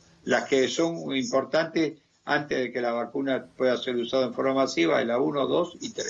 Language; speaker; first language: Spanish; native; Spanish